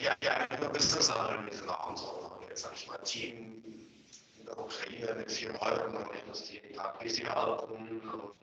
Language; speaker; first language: German; non-native, fluent; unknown